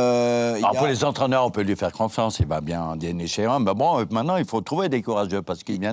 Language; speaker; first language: French; native; French